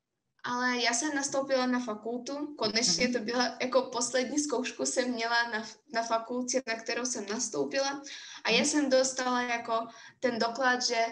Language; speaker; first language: Czech; non-native, fluent; Russian